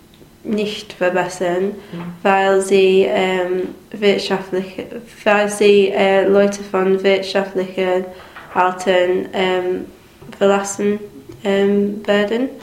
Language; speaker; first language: German; non-native, learner; English